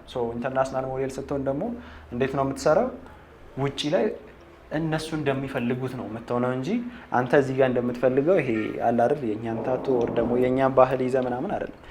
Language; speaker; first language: Amharic; native; Amharic